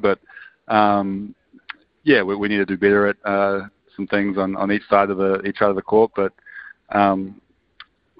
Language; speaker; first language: English; native; English